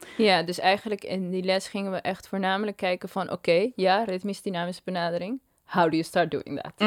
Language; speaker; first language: Dutch; non-native, local second language; Papiamento